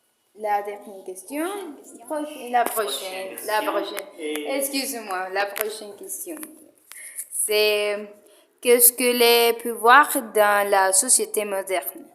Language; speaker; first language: French; non-native, learner; Spanish